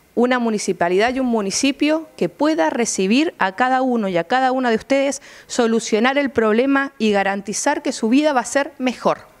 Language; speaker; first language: Spanish; native; Spanish